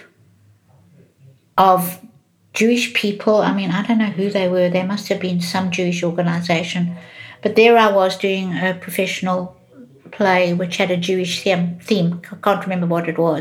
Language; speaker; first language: English; native; English